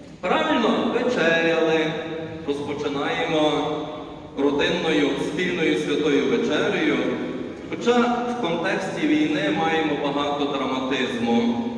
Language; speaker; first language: Ukrainian; native; Ukrainian